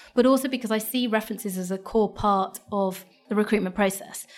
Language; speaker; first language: English; native; English